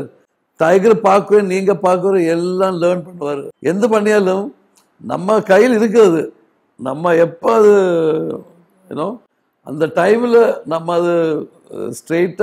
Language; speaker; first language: Tamil; non-native, learner; Malayalam